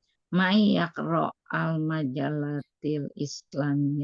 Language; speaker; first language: Arabic; non-native, learner; Indonesian